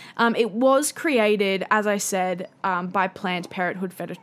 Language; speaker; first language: English; native; English